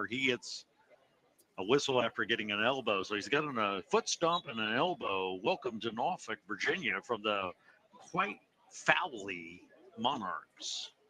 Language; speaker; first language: English; native; English